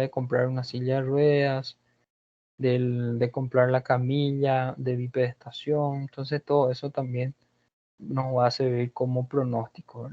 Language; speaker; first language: Spanish; non-native, fluent; Portuguese